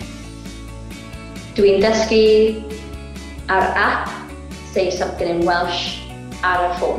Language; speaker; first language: Welsh; non-native, local second language; English